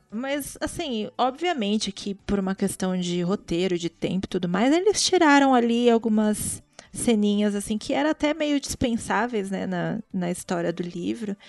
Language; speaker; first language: Portuguese; native; Portuguese